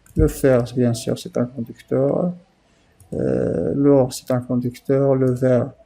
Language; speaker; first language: French; non-native, local second language; Arabic